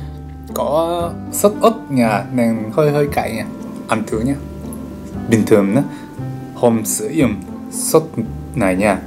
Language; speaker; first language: Vietnamese; non-native, learner; Japanese